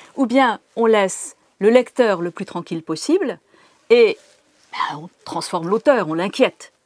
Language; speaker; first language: French; native; French